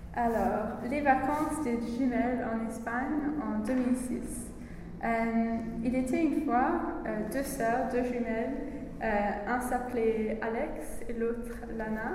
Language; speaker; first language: French; non-native, learner; English